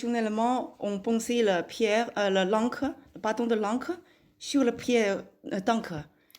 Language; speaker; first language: French; non-native, learner; Chinese